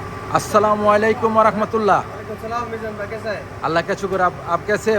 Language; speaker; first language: Hindi; non-native, learner; Bangla